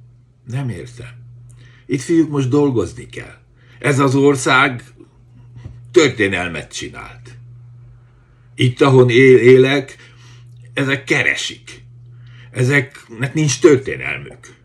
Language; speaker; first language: Hungarian; native; Hungarian